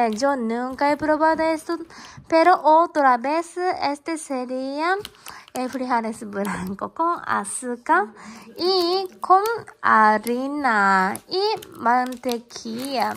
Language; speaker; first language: Spanish; non-native, learner; Japanese